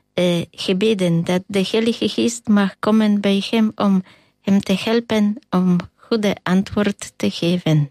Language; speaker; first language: Dutch; non-native, fluent; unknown